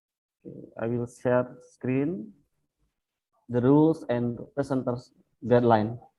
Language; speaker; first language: English; non-native, fluent; Indonesian